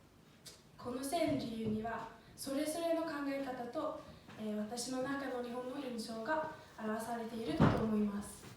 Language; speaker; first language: Japanese; non-native, fluent; Swedish